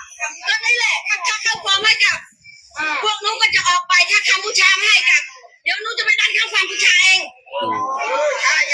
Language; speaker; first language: Thai; non-native, fluent; Khmer